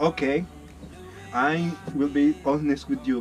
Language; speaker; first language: English; non-native, learner; Spanish